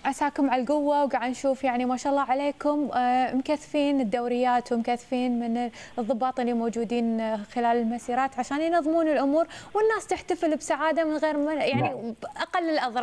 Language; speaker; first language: Arabic; native; Arabic